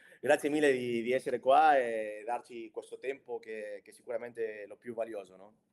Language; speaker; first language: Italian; non-native, fluent; Spanish